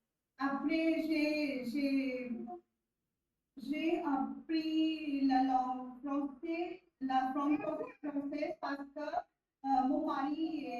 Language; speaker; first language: French; non-native, learner; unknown